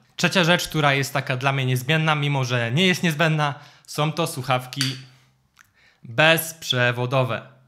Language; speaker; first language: Polish; native; Polish